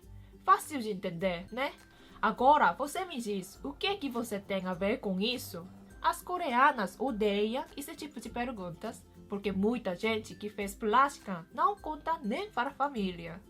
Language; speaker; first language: Portuguese; non-native, fluent; Korean